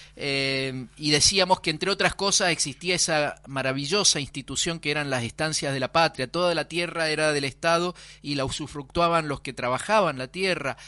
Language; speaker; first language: Spanish; native; Spanish